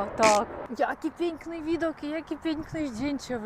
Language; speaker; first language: Polish; non-native, learner; Ukrainian